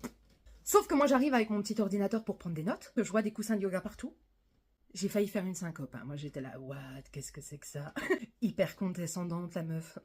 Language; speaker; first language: French; native; French